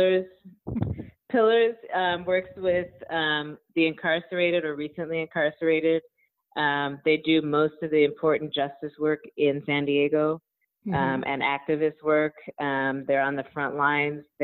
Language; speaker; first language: English; native; English